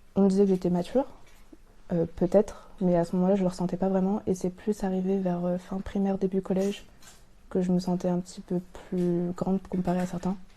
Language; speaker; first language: French; native; French